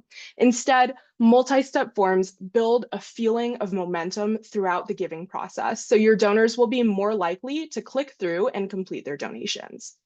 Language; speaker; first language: English; native; English